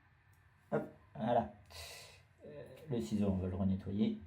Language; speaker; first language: French; native; French